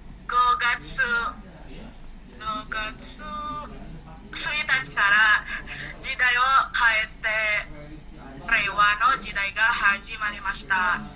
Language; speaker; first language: Japanese; non-native, learner; Indonesian